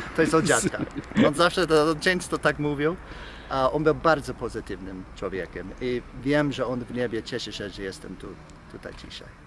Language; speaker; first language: Polish; non-native, fluent; English